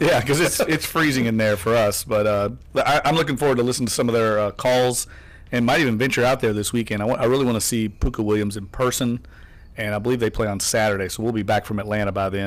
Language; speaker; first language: English; native; English